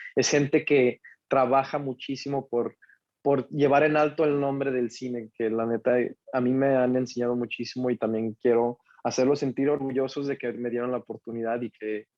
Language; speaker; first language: Spanish; native; Spanish